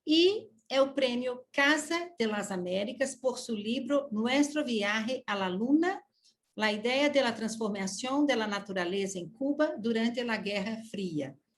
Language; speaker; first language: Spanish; non-native, learner; Portuguese